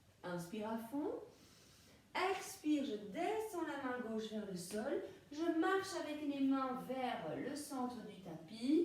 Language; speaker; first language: French; native; French